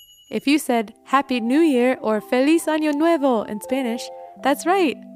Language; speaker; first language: English; native; English